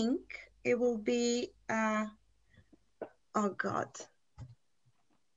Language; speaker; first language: English; non-native, fluent; Italian